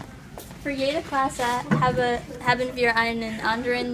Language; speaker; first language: German; non-native, learner; English